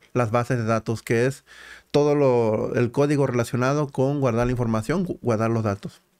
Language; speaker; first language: Spanish; native; Spanish